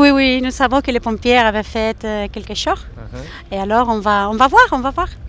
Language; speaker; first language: French; non-native, learner; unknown